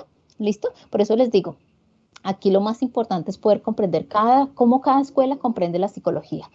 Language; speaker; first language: Spanish; native; Spanish